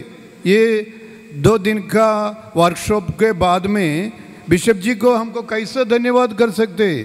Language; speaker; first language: Hindi; non-native, local second language; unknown